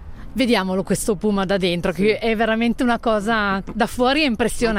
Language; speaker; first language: Italian; native; Italian